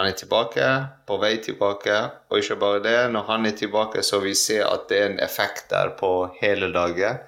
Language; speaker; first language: Norwegian; non-native, fluent; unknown